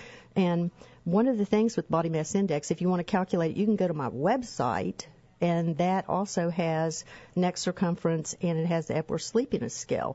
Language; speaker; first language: English; native; English